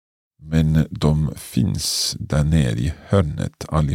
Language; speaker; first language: Swedish; non-native, learner; English